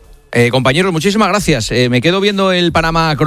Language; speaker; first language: Spanish; native; Spanish